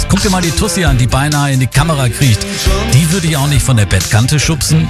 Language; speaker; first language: German; native; German